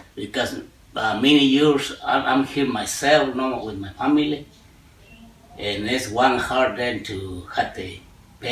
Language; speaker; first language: English; non-native, learner; Spanish